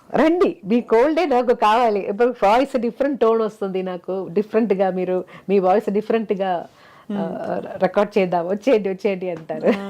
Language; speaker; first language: Telugu; non-native, fluent; Malayalam